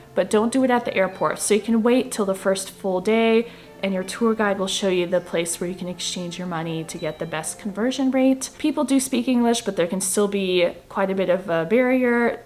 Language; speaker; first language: English; native; English